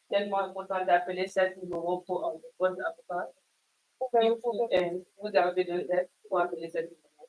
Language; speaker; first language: French; non-native, learner; English